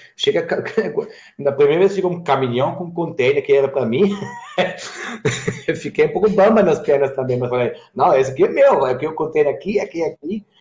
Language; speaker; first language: Portuguese; non-native, fluent; German